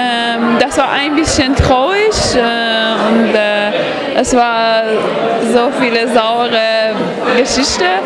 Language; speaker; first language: German; non-native, learner; Persian